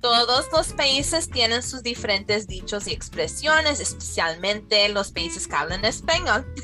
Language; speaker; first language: Spanish; non-native, fluent; English